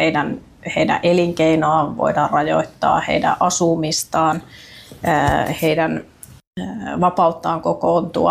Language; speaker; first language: Finnish; native; Finnish